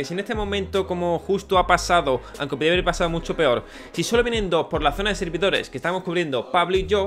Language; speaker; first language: Spanish; native; Spanish